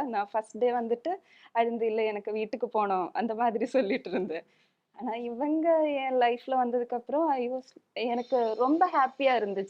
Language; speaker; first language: Tamil; non-native, local second language; Malayalam